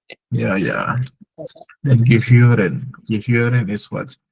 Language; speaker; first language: German; non-native, fluent; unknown